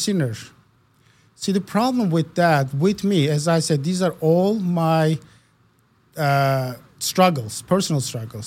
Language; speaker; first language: English; non-native, fluent; Turkish